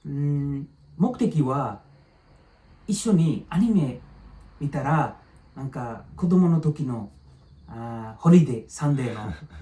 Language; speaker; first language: Japanese; non-native, learner; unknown